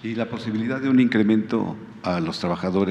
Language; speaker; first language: Spanish; native; Spanish